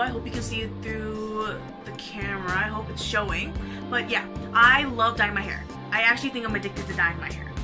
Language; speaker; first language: English; native; English